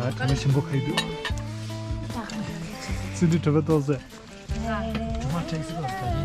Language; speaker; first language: Nepali; non-native, local second language; Tibetan